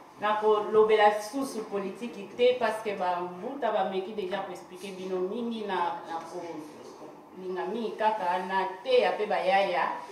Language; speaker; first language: Lingala; non-native, local second language; Kongo